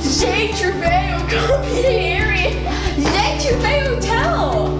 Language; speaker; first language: French; non-native, learner; English